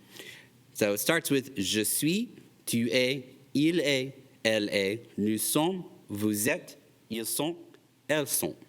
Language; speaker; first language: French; non-native, fluent; English